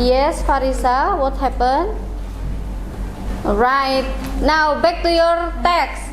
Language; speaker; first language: English; non-native, fluent; Indonesian